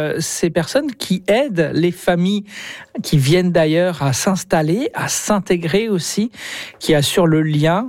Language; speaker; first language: French; native; French